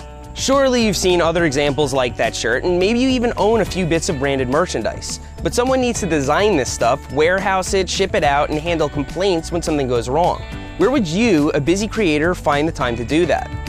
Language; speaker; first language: English; native; English